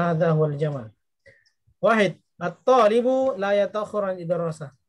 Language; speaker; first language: Arabic; non-native, fluent; Indonesian